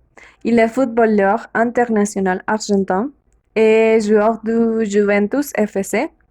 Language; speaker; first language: French; non-native, learner; Spanish